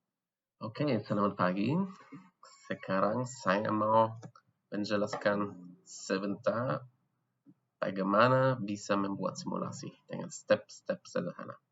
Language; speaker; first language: Indonesian; non-native, fluent; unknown